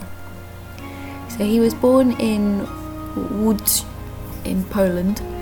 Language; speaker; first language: English; native; English